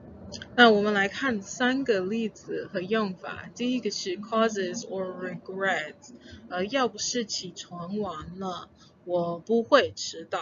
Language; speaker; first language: Chinese; non-native, fluent; English